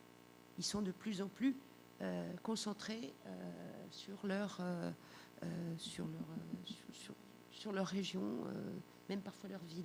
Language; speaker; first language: French; native; French